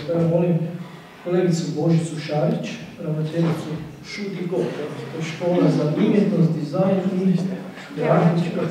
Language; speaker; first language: Croatian; native; Croatian